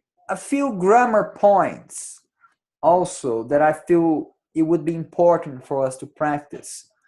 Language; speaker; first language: English; non-native, fluent; Portuguese